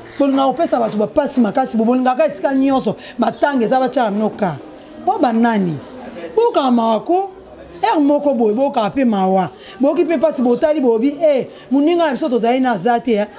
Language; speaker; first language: Lingala; non-native, local second language; Luba-Lulua